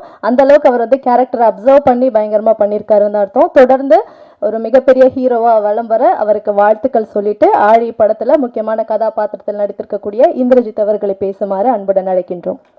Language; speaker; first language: Tamil; native; Tamil